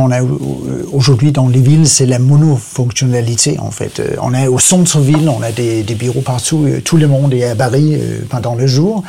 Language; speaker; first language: French; non-native, learner; Danish